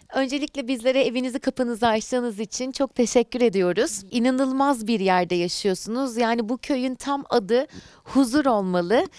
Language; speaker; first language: Turkish; native; Turkish